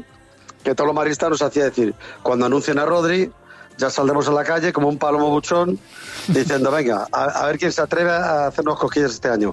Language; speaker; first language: Spanish; native; Spanish